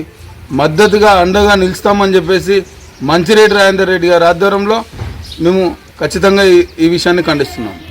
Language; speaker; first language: Telugu; native; Telugu